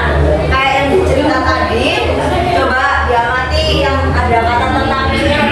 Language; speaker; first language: Indonesian; native; Indonesian